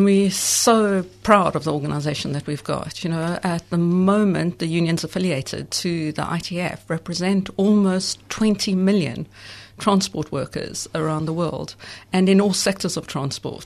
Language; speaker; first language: English; native; English